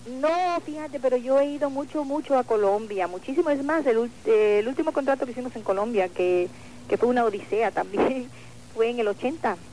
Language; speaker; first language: Spanish; native; Spanish